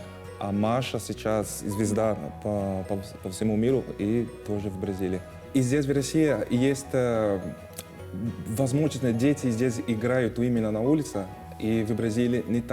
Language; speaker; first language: Russian; non-native, fluent; Portuguese